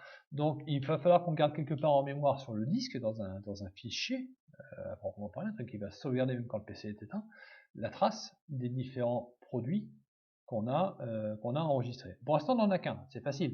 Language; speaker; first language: French; native; French